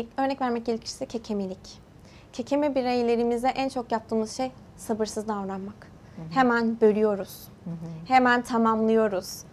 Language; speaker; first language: Turkish; early bilingual, heritage; Turkish